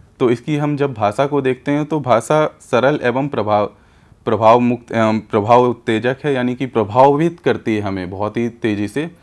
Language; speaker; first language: Hindi; native; Hindi